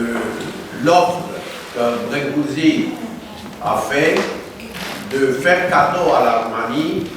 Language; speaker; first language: French; non-native, fluent; Romanian